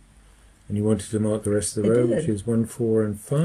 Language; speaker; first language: English; native; English